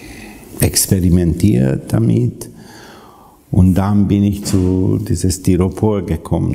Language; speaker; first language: German; non-native, fluent; Hungarian